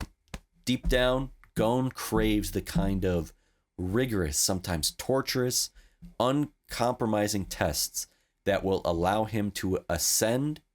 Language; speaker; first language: English; native; English